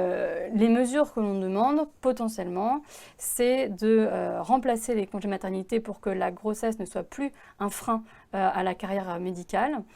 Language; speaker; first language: French; native; French